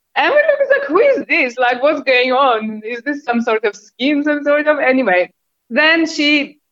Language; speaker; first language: English; non-native, fluent; Armenian